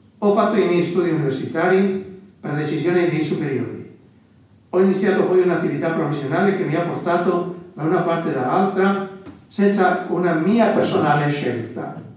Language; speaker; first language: Italian; non-native, fluent; Basque